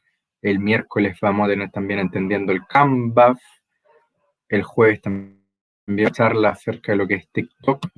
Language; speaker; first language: Spanish; native; Spanish